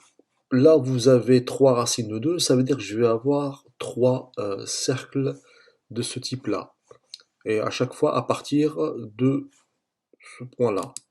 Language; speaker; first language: French; native; French